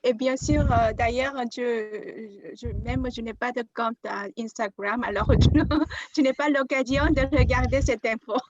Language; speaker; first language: French; non-native, fluent; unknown